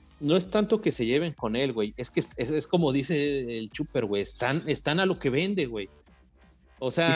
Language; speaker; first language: Spanish; native; Spanish